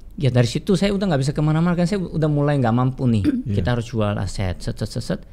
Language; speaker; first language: Indonesian; non-native, fluent; Korean